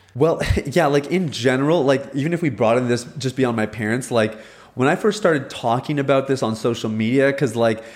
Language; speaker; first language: English; early bilingual, other home language; Hindi